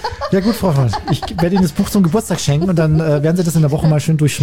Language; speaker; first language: German; native; German